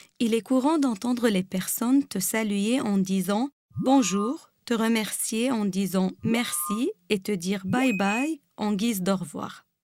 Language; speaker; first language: French; non-native, local second language; Arabic